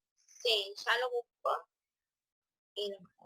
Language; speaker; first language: Spanish; native; Spanish